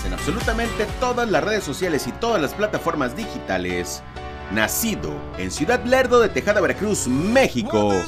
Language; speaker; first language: Spanish; native; Spanish